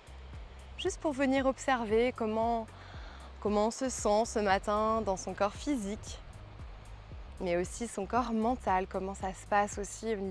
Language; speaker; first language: French; native; French